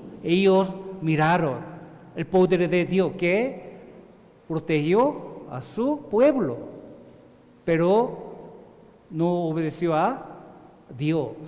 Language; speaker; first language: Spanish; non-native, fluent; Korean